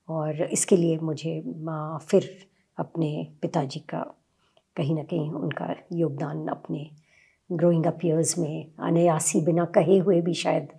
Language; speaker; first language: Hindi; native; Hindi